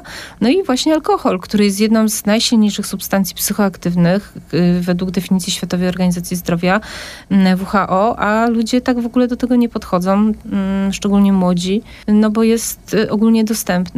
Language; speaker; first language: Polish; native; Polish